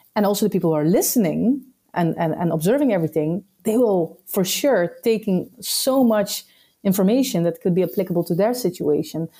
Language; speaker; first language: English; non-native, fluent; Dutch